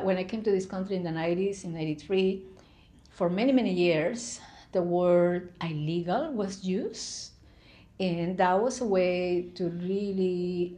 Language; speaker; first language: English; non-native, fluent; Spanish